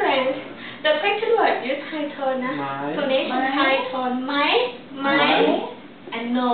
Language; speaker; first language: English; non-native, learner; Thai